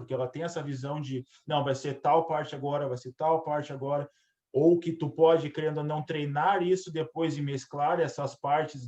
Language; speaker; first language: Portuguese; native; Portuguese